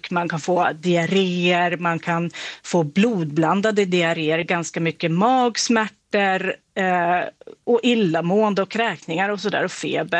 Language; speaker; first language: Swedish; native; Swedish